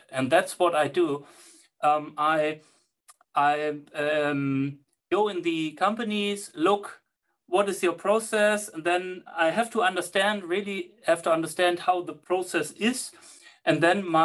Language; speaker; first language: English; non-native, fluent; German